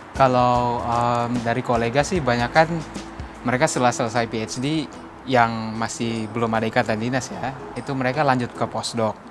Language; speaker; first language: Indonesian; native; Indonesian